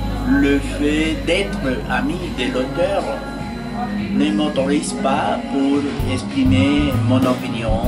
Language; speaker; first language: French; non-native, fluent; Spanish